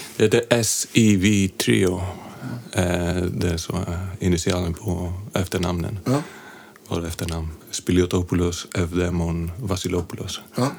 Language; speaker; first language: Swedish; non-native, fluent; Greek